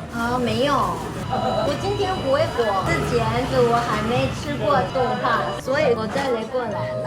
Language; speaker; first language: Chinese; non-native, learner; Korean